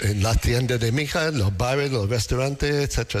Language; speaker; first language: Spanish; non-native, learner; English